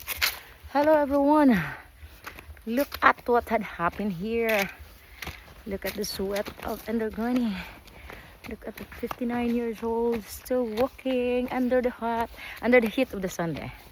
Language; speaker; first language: English; non-native, local second language; Cebuano